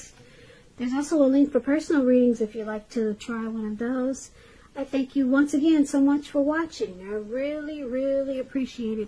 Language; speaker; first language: English; native; English